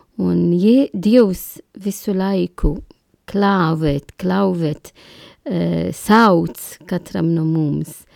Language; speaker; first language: Latvian; non-native, learner; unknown